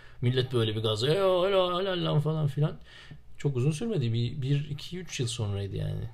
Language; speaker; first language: Turkish; native; Turkish